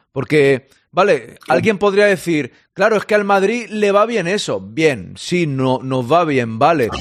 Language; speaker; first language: Spanish; native; Spanish